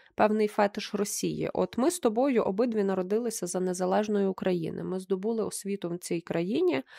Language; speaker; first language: Ukrainian; native; Ukrainian